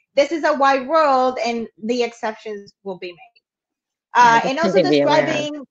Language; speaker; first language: English; non-native, fluent; Spanish